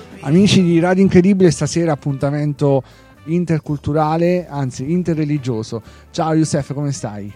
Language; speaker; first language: Italian; native; Italian